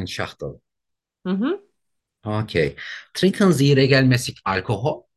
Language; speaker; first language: German; non-native, learner; Turkish